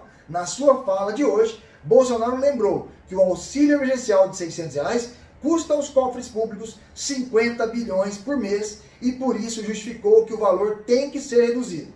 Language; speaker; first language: Portuguese; native; Portuguese